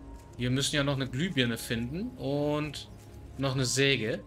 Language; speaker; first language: German; native; German